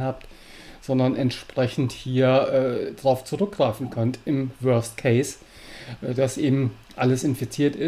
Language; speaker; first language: German; native; German